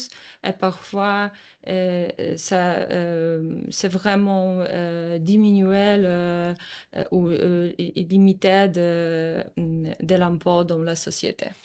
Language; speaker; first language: French; non-native, learner; Polish